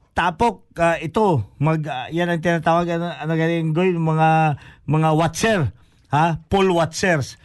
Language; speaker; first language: Filipino; non-native, local second language; Hiligaynon